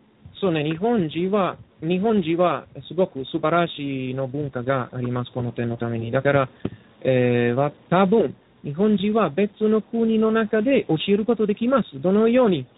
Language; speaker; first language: Japanese; non-native, learner; Italian